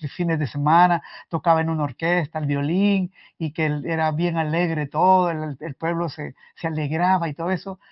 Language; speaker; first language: Spanish; native; Spanish